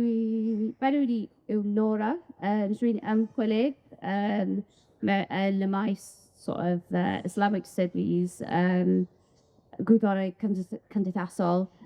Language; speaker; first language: Welsh; non-native, local second language; English